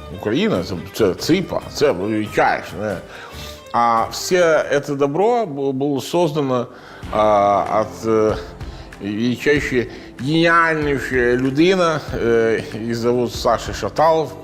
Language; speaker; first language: Ukrainian; non-native, learner; Italian